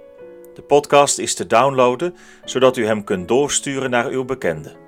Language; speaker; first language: Dutch; native; Dutch